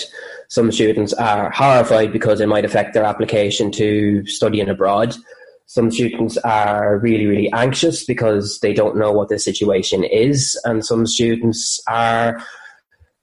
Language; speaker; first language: English; native; English